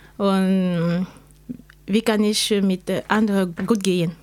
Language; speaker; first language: German; non-native, learner; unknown